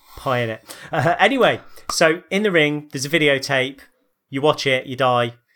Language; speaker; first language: English; native; English